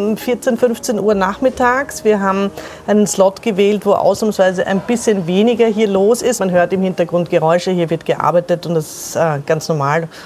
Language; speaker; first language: German; native; German